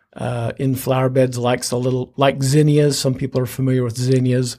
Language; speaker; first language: English; native; English